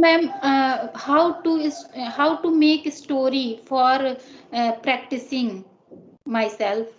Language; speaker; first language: English; non-native, learner; Hindi